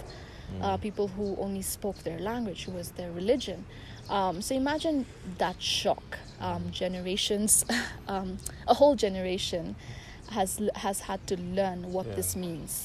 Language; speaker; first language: English; non-native, local second language; Tamil